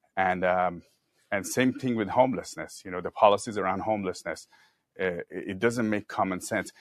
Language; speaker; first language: English; non-native, fluent; Persian